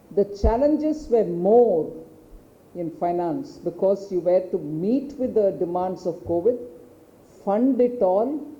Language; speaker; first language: English; non-native, local second language; Tamil